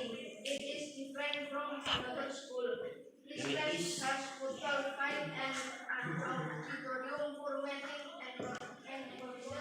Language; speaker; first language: English; non-native, learner; Indonesian